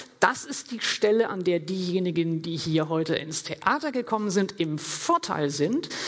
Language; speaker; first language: German; native; German